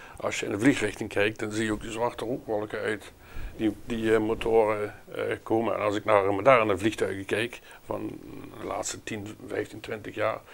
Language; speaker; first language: Dutch; native; Dutch